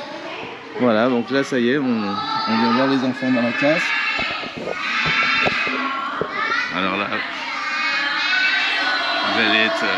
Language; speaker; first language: French; native; French